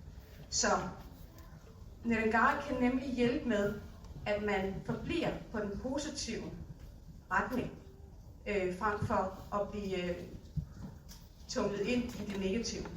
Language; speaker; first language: Danish; early bilingual, other home language; Hindi